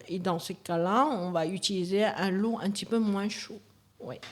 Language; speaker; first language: French; non-native, fluent; Chinese